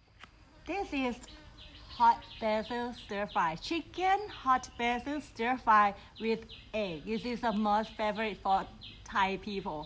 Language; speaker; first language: English; non-native, learner; Thai